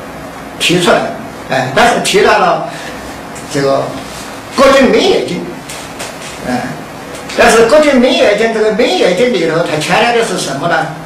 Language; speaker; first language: Chinese; native; Chinese